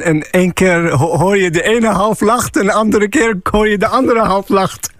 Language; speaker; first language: Dutch; non-native, fluent; Arabic